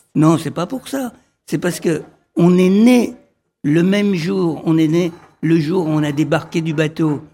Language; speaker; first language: French; early bilingual, other home language; Arabic